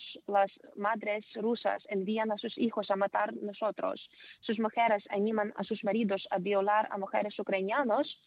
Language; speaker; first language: Spanish; non-native, fluent; Ukrainian